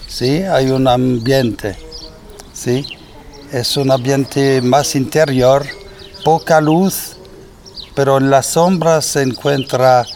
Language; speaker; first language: Spanish; non-native, fluent; French